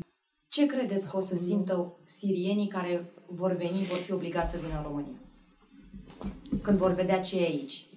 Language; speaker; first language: Romanian; native; Romanian